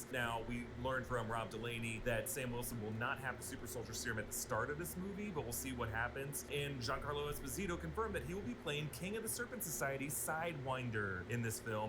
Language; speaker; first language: English; native; English